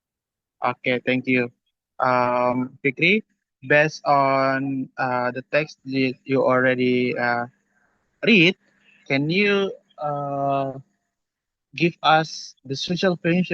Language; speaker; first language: English; non-native, learner; Indonesian